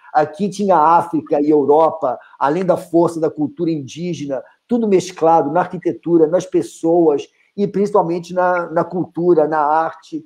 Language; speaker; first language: Portuguese; native; Portuguese